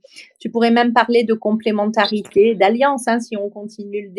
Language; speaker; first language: French; native; French